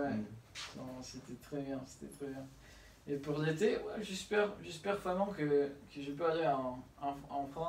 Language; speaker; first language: French; non-native, learner; Spanish